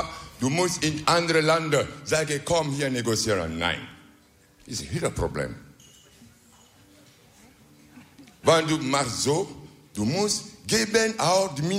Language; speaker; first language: Dutch; non-native, learner; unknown